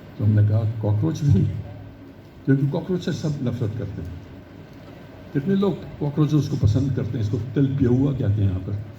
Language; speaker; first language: Hindi; early bilingual, heritage; Hindi